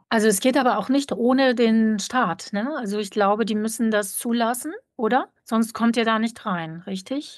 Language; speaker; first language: German; native; German